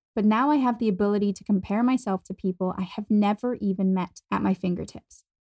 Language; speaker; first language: English; non-native, fluent; German